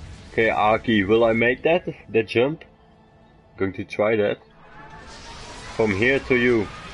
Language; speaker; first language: English; non-native, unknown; Dutch